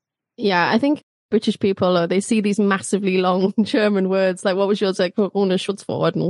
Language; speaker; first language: English; native; English